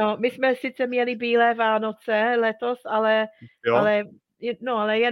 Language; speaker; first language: Czech; non-native, fluent; English